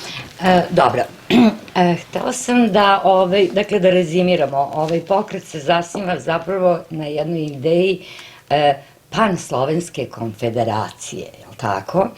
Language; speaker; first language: Bosnian; native; Bosnian